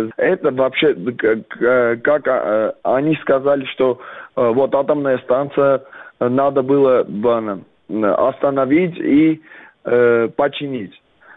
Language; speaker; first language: Russian; non-native, fluent; Armenian